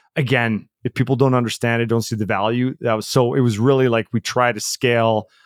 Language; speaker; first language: English; early bilingual, other home language; Czech